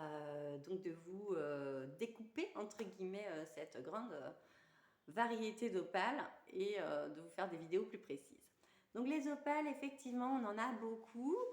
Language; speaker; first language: French; native; French